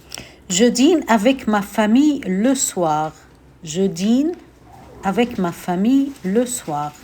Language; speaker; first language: French; non-native, fluent; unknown